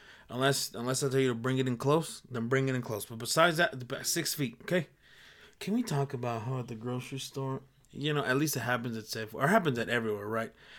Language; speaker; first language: English; early bilingual, other home language; Spanish